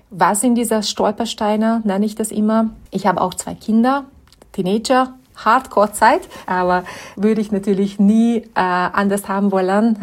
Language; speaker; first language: German; non-native, fluent; Hungarian